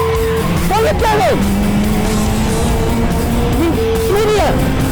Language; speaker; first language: English; native; English